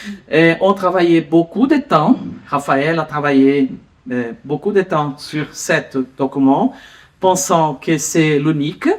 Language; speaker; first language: French; non-native, learner; Portuguese